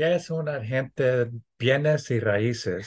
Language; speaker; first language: Spanish; early bilingual, heritage; English